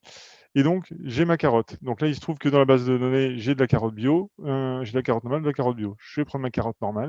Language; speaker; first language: French; native; French